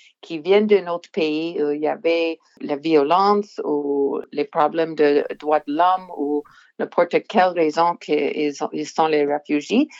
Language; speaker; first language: French; non-native, local second language; English